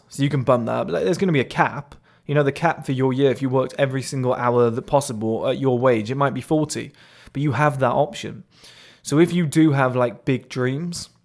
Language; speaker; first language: English; native; English